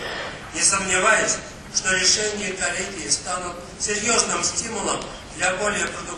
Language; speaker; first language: Russian; native; Russian